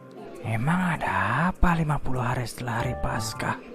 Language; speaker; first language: Indonesian; native; Indonesian